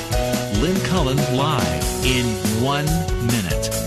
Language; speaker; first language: English; native; English